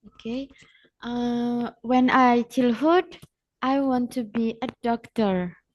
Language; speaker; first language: English; non-native, learner; Indonesian